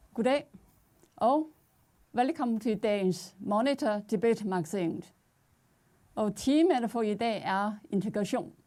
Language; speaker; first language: Danish; non-native, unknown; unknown